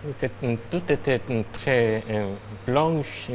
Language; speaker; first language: French; non-native, learner; Korean